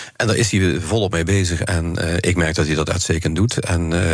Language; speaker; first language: Dutch; native; Dutch